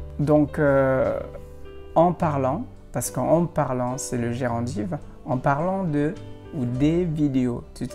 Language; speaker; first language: French; non-native, fluent; Indonesian